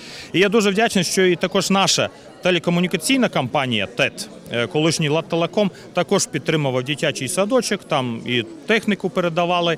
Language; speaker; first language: Ukrainian; non-native, fluent; Latvian